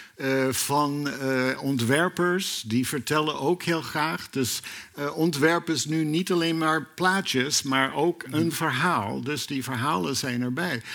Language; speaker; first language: Dutch; non-native, fluent; English